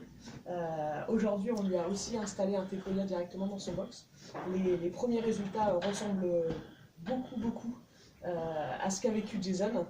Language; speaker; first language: French; native; French